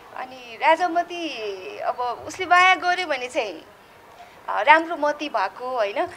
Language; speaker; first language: Nepali; non-native, local second language; Newari